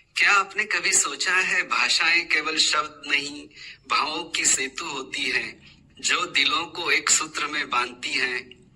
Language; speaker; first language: Hindi; non-native, local second language; Marathi